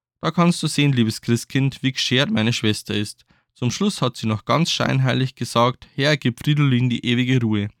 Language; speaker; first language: German; native; German